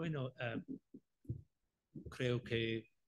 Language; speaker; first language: Spanish; non-native, fluent; Irish